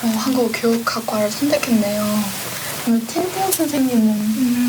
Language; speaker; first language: Korean; non-native, fluent; Chinese